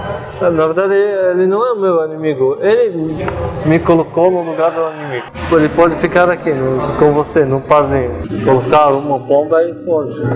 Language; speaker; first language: Portuguese; non-native, fluent; Arabic